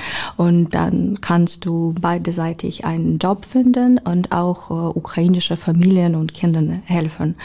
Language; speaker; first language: German; non-native, learner; Ukrainian